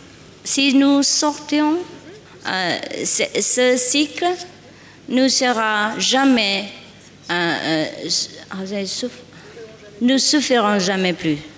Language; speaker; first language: French; non-native, learner; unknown